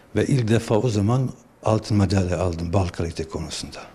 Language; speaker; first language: Turkish; non-native, fluent; Bosnian